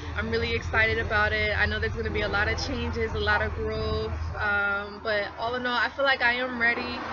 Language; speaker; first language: English; native; English